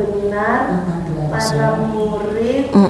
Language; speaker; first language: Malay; non-native, local second language; Javanese